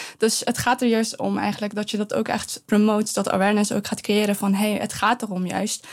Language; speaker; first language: Dutch; early bilingual, other home language; Persian